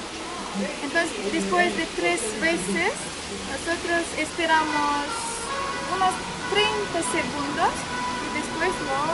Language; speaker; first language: Spanish; non-native, fluent; Uzbek